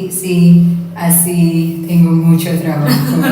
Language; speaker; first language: Spanish; non-native, learner; English